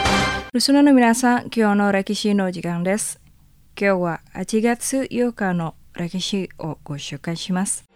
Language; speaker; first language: Japanese; non-native, fluent; Indonesian